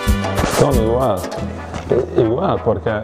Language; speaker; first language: Spanish; non-native, fluent; Hungarian